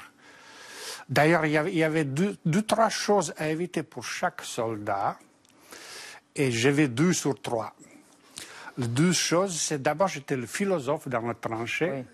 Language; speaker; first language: French; non-native, fluent; Bosnian